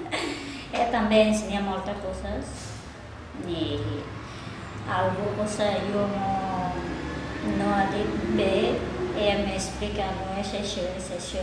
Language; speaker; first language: Catalan; non-native, learner; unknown